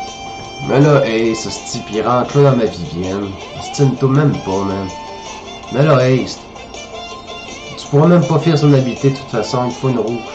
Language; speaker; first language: French; native; French